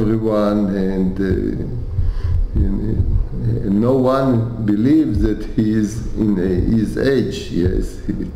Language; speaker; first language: English; non-native, learner; Hebrew